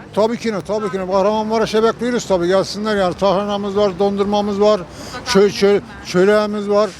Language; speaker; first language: Turkish; native; Turkish